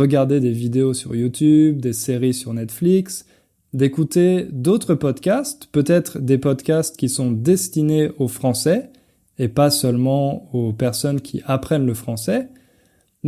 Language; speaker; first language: French; native; French